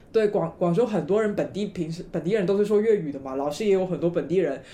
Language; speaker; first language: Chinese; non-native, local second language; Cantonese